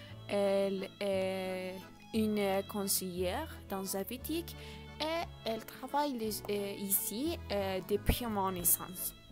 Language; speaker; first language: French; non-native, learner; Spanish